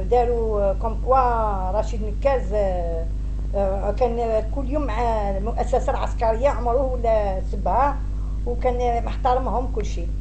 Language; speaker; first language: Arabic; native; Arabic